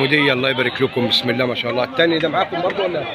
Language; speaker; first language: Arabic; native; Arabic